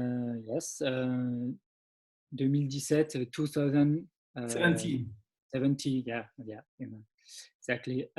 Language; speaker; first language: English; non-native, learner; French